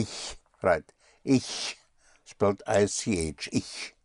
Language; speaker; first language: German; non-native, fluent; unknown